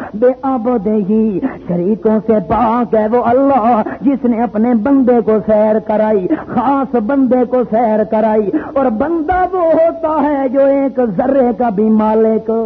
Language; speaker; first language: Urdu; non-native, local second language; Pashto